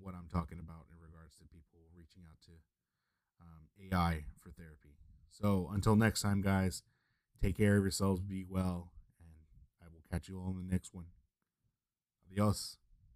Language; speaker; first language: English; native; English